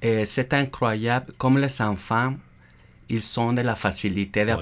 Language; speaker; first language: French; non-native, learner; Spanish